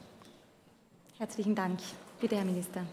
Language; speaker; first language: German; native; German